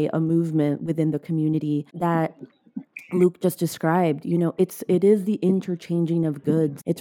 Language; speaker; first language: English; native; English